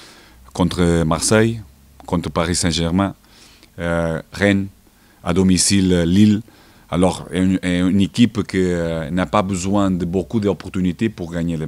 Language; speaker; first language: French; non-native, learner; Portuguese